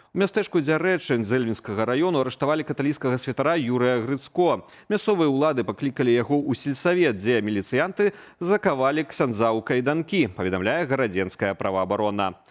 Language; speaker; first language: Belarusian; native; Belarusian